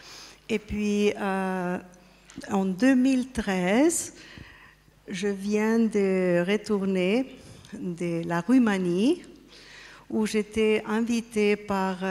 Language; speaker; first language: French; non-native, fluent; Spanish